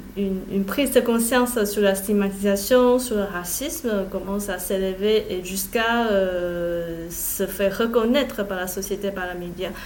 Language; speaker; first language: French; non-native, fluent; Chinese